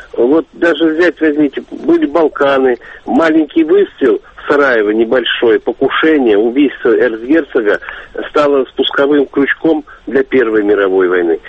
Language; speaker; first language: Russian; native; Russian